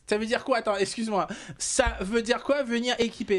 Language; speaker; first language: French; native; French